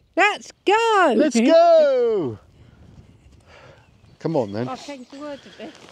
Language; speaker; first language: English; native; English